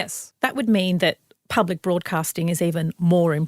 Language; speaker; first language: English; native; English